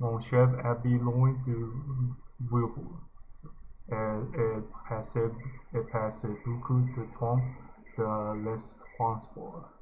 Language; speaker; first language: French; non-native, learner; English